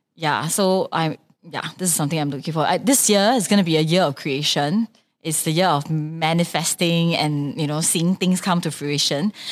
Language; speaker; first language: English; non-native, local second language; Chinese